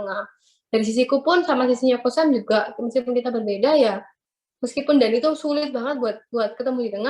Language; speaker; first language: Indonesian; native; Indonesian